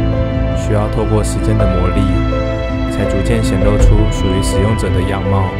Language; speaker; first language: Chinese; native; Chinese